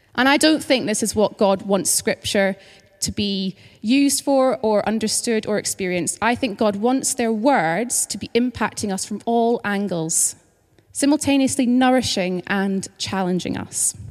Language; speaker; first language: English; native; English